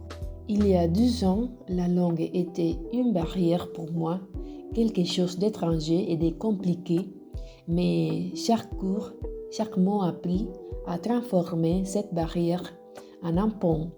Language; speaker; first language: French; non-native, learner; Spanish